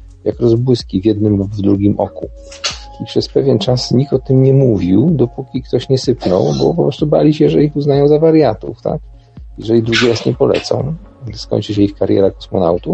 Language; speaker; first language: Polish; native; Polish